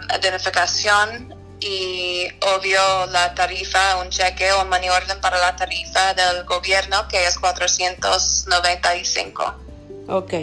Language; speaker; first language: Spanish; non-native, fluent; English